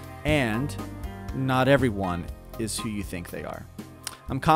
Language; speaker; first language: English; native; English